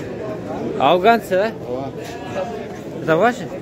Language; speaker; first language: Russian; non-native, local second language; Kyrgyz